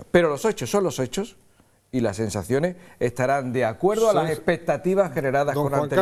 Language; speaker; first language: Spanish; native; Spanish